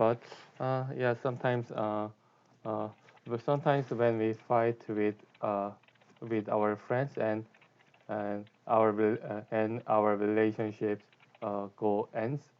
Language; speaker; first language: English; non-native, learner; Korean